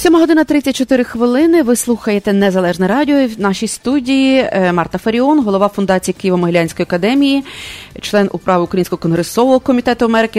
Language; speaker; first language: Ukrainian; native; Ukrainian